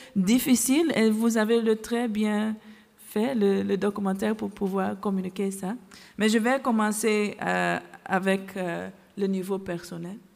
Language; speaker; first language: French; non-native, learner; Dutch